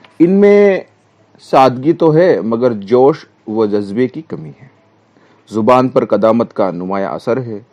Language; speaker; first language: Urdu; native; Urdu